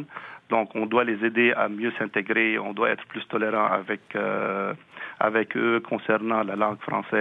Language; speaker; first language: French; non-native, local second language; Arabic